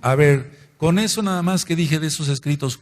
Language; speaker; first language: Spanish; native; Spanish